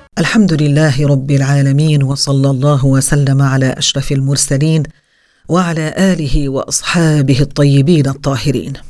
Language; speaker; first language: Arabic; native; Arabic